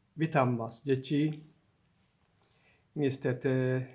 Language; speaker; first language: Polish; non-native, learner; Somali